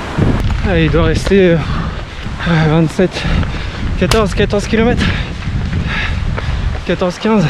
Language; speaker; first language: French; native; French